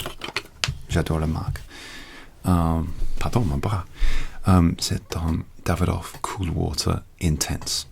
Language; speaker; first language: French; non-native, learner; English